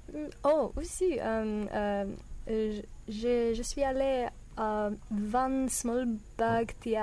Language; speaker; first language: French; non-native, learner; English